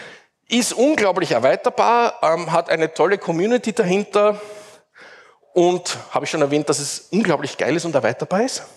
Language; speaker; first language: German; native; German